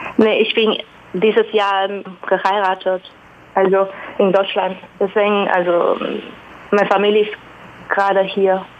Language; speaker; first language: German; non-native, fluent; Chinese